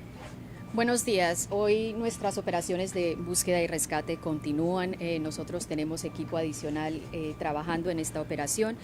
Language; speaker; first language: Spanish; non-native, fluent; English